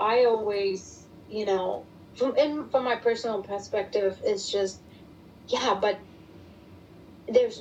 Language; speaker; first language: English; non-native, fluent; German